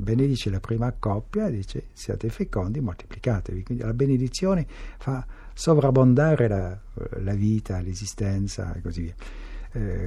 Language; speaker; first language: Italian; non-native, fluent; French